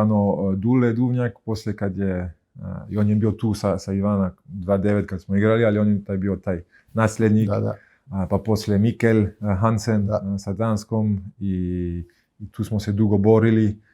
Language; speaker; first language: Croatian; early bilingual, heritage; Croatian